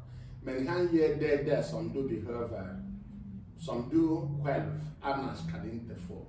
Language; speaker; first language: Swedish; non-native, fluent; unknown